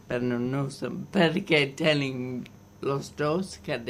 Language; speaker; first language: Catalan; non-native, learner; English